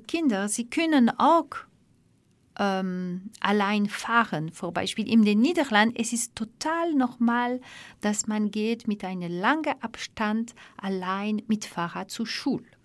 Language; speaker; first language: German; non-native, learner; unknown